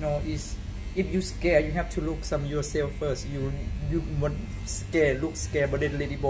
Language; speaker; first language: English; non-native, learner; Thai